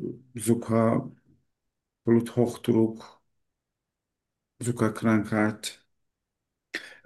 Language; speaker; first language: German; non-native, learner; Turkish